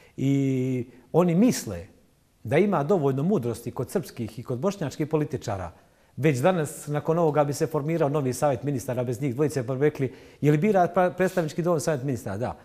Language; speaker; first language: Serbian; native; Serbian